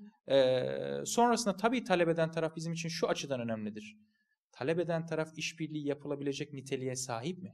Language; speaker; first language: Turkish; native; Turkish